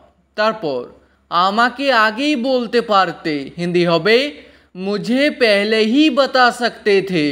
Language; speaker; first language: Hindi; non-native, local second language; Bangla